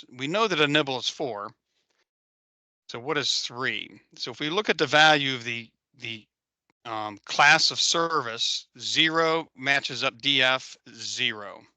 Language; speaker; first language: English; native; English